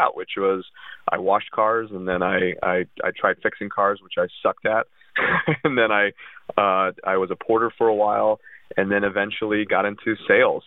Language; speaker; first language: English; early bilingual, other home language; Russian